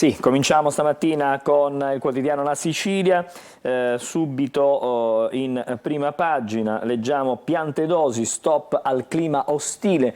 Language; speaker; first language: Italian; native; Italian